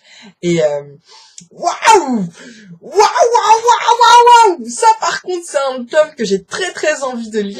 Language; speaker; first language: French; native; French